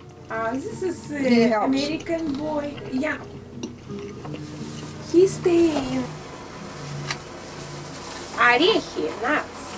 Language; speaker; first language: English; non-native, learner; Russian